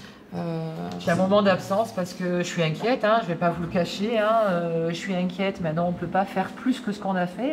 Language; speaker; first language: French; native; French